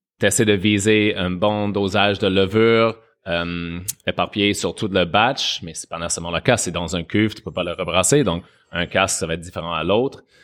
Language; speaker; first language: French; non-native, fluent; English